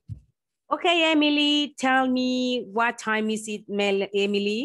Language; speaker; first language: English; non-native, fluent; Spanish